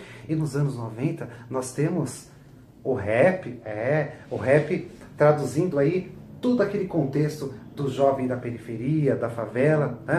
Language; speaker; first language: Portuguese; native; Portuguese